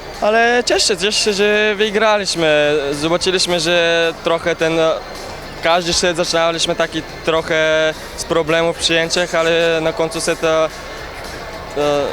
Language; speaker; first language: Polish; non-native, learner; Bulgarian